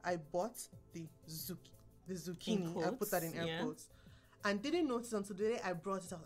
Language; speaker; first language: English; non-native, local second language; Igbo